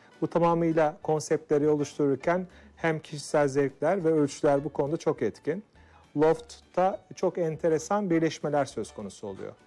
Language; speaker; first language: Turkish; native; Turkish